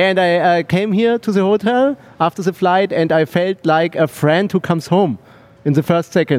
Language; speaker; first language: English; non-native, learner; German